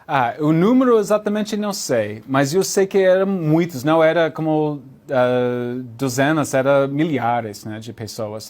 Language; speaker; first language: Portuguese; non-native, learner; English